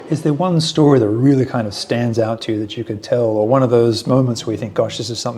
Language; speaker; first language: English; native; English